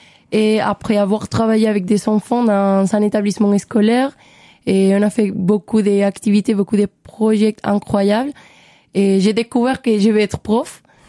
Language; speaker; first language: French; non-native, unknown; Spanish